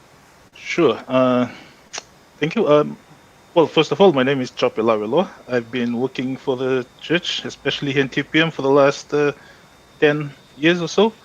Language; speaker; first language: English; non-native, local second language; Fijian